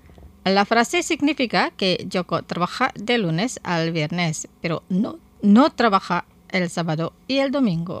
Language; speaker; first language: Spanish; non-native, fluent; Indonesian